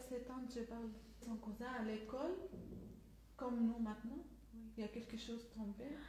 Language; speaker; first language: French; non-native, learner; Arabic